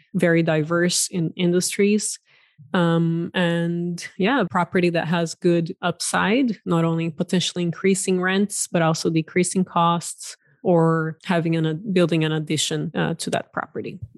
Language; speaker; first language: English; non-native, fluent; Portuguese